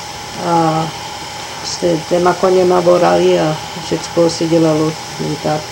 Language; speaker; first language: Czech; early bilingual, heritage; Czech